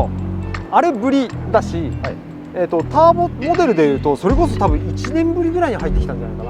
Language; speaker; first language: Japanese; native; Japanese